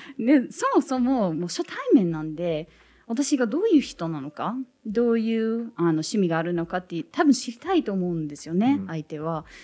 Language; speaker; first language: Japanese; non-native, fluent; English